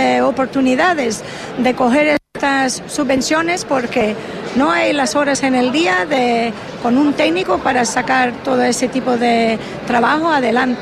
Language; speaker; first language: Spanish; non-native, fluent; English